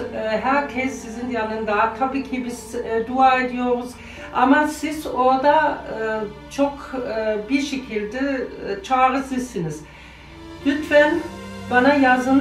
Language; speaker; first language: Turkish; non-native, learner; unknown